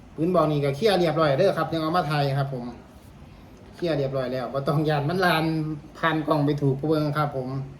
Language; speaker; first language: Thai; native; Thai